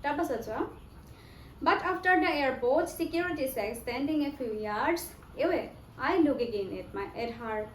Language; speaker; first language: English; non-native, local second language; Assamese